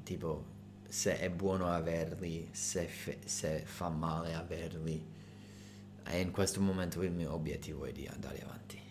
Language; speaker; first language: Italian; non-native, fluent; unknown